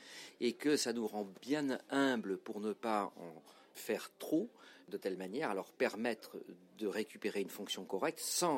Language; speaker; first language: French; native; French